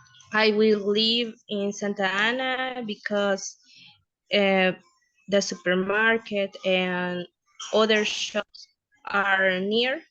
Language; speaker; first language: English; non-native, learner; Spanish